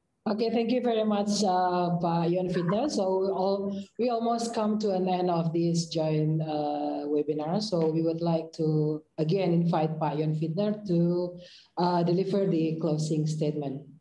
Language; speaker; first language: English; non-native, fluent; Indonesian